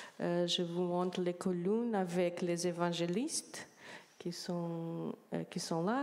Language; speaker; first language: French; non-native, learner; Portuguese